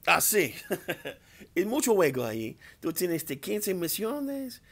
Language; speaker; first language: Spanish; non-native, learner; English